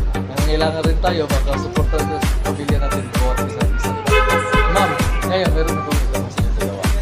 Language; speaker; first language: Filipino; non-native, local second language; Cebuano